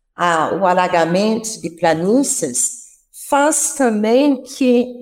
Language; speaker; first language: Portuguese; non-native, fluent; French